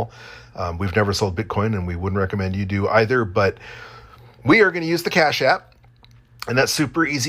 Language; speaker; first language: English; native; English